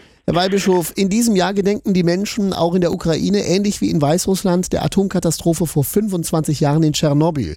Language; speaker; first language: German; native; German